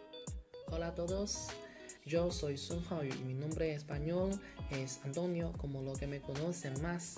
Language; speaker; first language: Spanish; non-native, fluent; Chinese